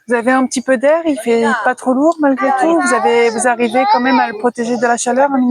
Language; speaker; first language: French; native; French